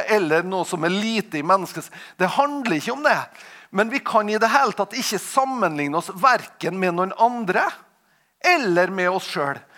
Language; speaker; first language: Norwegian; native; Norwegian